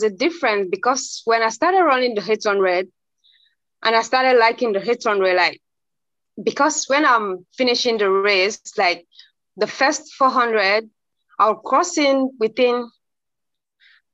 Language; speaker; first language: English; non-native, local second language; Krio